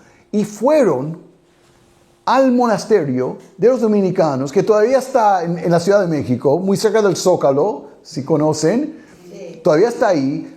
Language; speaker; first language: Spanish; non-native, fluent; English